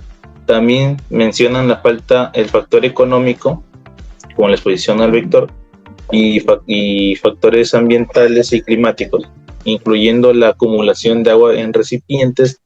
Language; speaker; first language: Spanish; native; Spanish